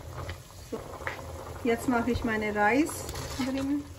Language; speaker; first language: German; non-native, learner; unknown